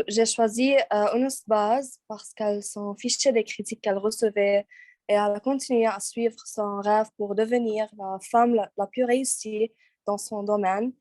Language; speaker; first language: French; non-native, local second language; Arabic